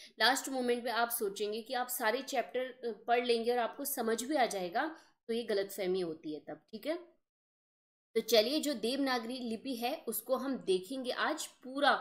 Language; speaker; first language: Hindi; native; Hindi